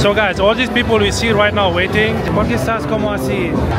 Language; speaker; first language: Spanish; non-native, learner; Arabic